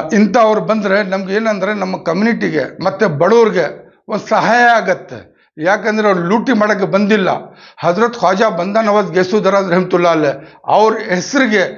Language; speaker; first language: Kannada; non-native, local second language; Urdu